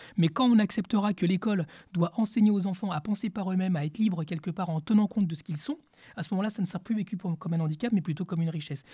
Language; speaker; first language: French; early bilingual, other home language; Spanish